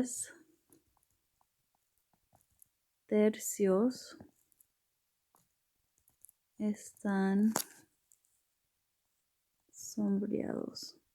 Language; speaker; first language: Spanish; early bilingual, heritage; Spanish